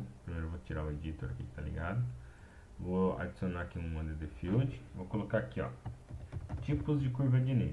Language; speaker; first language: Portuguese; native; Portuguese